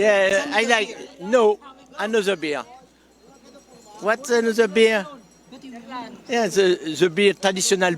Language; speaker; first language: English; non-native, learner; French